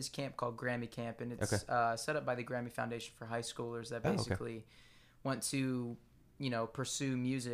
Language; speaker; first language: English; native; English